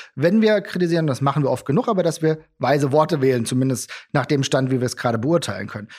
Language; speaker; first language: German; native; German